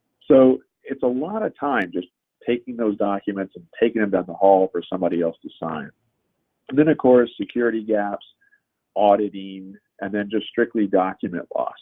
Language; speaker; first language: English; native; English